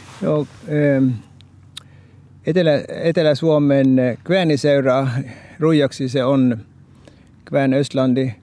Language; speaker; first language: Finnish; non-native, fluent; Norwegian